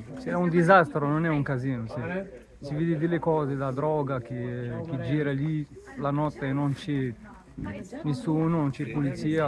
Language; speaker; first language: Italian; non-native, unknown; Arabic